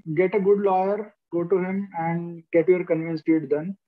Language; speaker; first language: English; non-native, local second language; Marathi